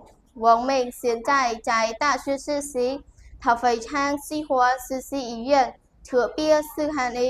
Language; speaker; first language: Chinese; non-native, learner; Khmer